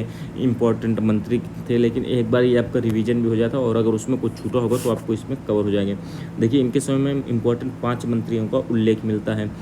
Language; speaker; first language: Hindi; native; Hindi